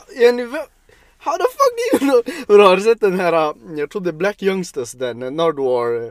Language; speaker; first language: Swedish; early bilingual, other home language; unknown